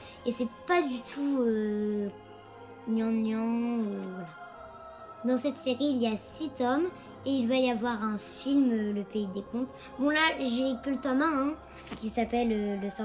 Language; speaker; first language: French; native; French